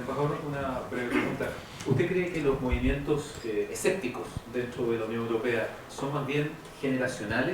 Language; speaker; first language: Spanish; native; Spanish